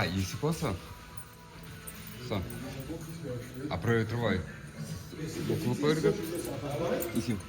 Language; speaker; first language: French; non-native, learner; Russian